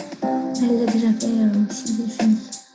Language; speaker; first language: French; non-native, fluent; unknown